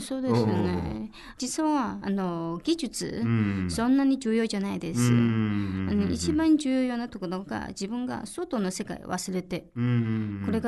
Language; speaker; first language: Japanese; non-native, learner; Chinese